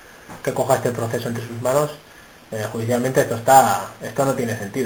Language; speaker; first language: Spanish; native; Spanish